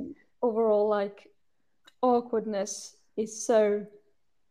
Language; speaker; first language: English; non-native, fluent; Swedish